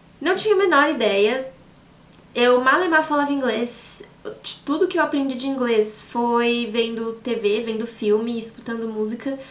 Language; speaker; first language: Portuguese; native; Portuguese